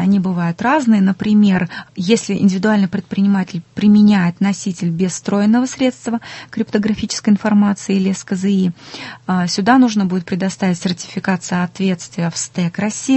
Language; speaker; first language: Russian; native; Russian